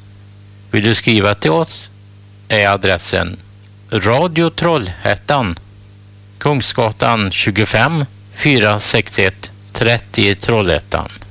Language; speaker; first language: Swedish; native; Swedish